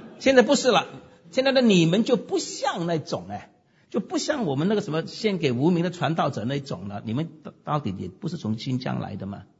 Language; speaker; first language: Chinese; non-native, local second language; Cantonese